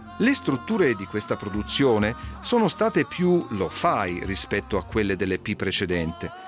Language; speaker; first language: Italian; native; Italian